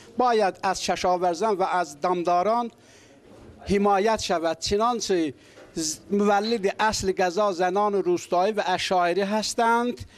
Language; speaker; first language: Persian; non-native, local second language; Azerbaijani